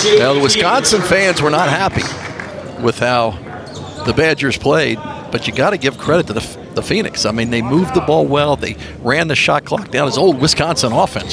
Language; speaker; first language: English; native; English